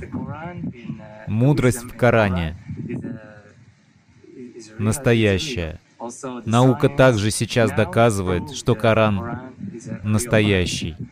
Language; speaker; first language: Russian; non-native, fluent; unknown